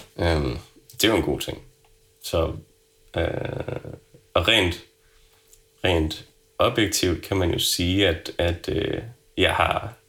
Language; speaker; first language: Danish; native; Danish